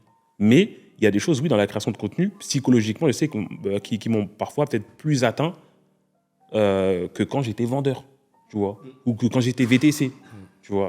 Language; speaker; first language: French; native; French